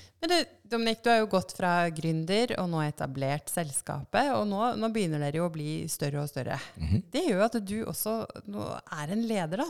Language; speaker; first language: Norwegian; native; Norwegian